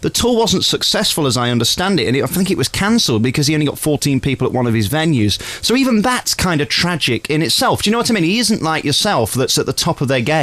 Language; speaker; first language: English; native; English